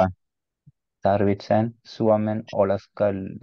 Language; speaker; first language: Finnish; non-native, learner; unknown